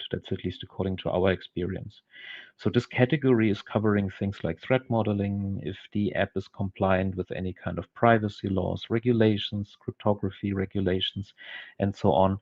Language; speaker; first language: English; non-native, fluent; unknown